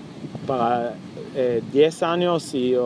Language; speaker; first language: Spanish; non-native, learner; Hebrew